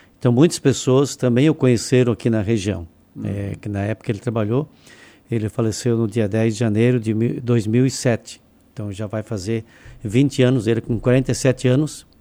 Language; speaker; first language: Portuguese; non-native, local second language; German